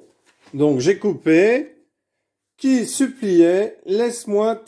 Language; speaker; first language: French; native; French